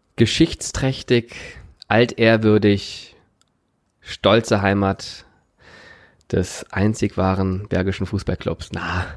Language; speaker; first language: German; native; German